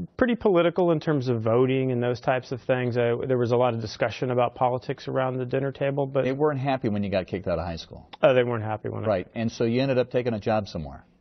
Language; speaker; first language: English; native; English